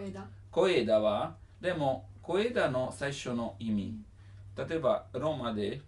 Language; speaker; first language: Japanese; non-native, learner; Italian